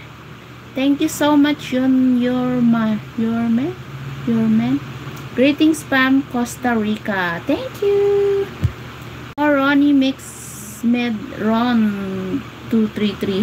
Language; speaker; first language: English; non-native, local second language; Filipino